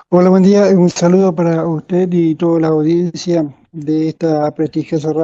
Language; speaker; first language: Spanish; native; Spanish